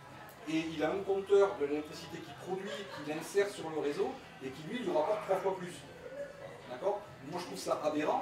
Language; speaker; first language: French; native; French